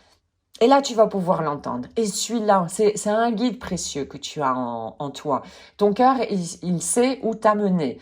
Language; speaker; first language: French; native; French